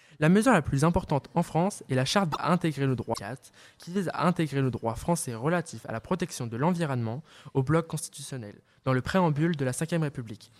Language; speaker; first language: French; native; French